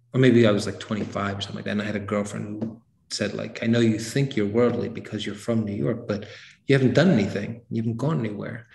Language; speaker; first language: English; native; English